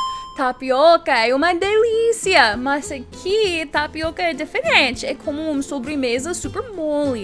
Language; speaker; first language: Portuguese; non-native, learner; English